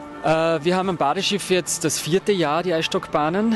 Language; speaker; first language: German; native; German